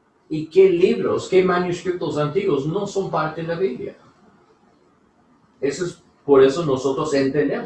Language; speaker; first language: Spanish; non-native, learner; English